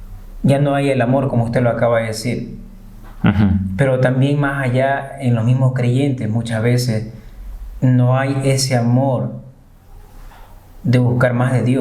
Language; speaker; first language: Spanish; native; Spanish